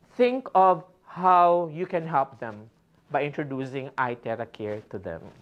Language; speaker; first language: English; non-native, local second language; Filipino